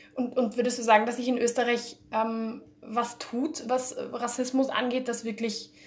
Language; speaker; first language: German; early bilingual, heritage; German